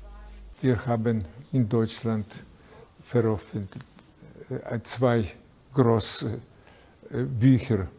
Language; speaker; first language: German; non-native, learner; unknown